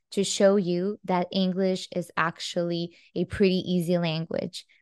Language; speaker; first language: English; non-native, fluent; Croatian